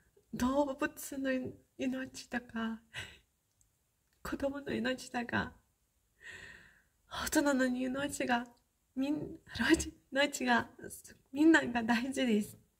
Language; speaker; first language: Japanese; non-native, fluent; Ukrainian